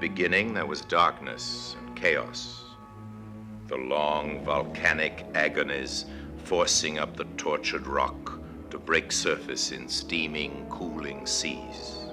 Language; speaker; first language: English; native; English